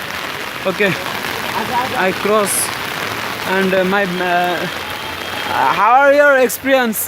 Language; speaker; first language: English; non-native, local second language; Bangla